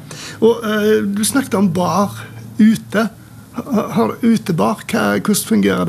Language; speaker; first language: Norwegian; native; Norwegian